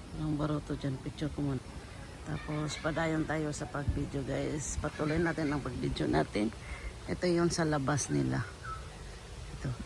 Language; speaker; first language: Filipino; non-native, local second language; Cebuano